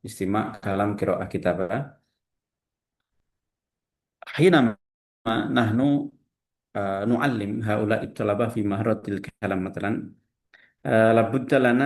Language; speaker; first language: Arabic; non-native, fluent; Indonesian